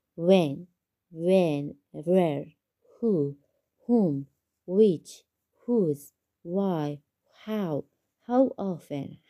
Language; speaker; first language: English; non-native, fluent; Persian